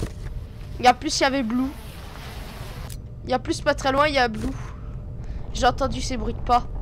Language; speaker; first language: French; native; French